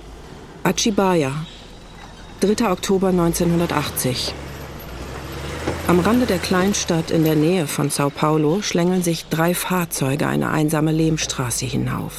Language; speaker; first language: German; native; German